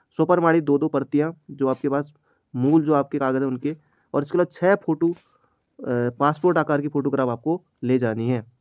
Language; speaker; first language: Hindi; native; Hindi